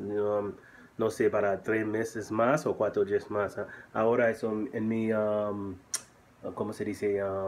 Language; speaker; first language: Spanish; non-native, learner; English